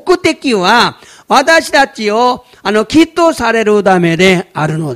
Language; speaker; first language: Japanese; non-native, fluent; Korean